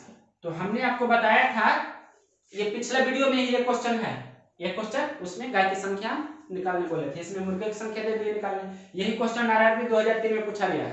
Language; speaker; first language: Hindi; native; Hindi